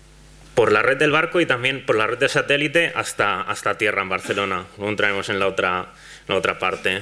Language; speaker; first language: Spanish; non-native, local second language; Catalan